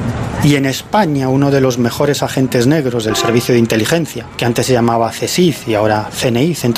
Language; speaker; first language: Spanish; native; Spanish